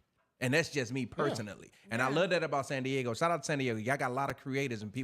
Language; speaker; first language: English; native; English